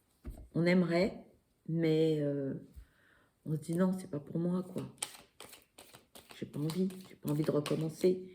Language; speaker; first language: French; native; French